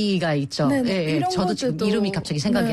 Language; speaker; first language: Korean; native; Korean